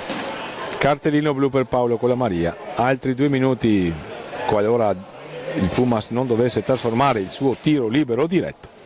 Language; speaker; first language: Italian; native; Italian